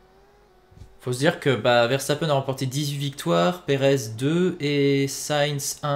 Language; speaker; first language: French; native; French